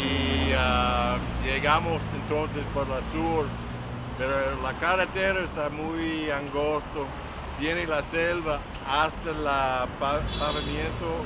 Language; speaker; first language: Spanish; non-native, learner; English